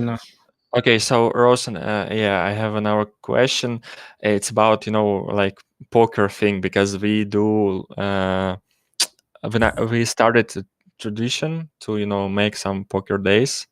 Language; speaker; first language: English; non-native, learner; Russian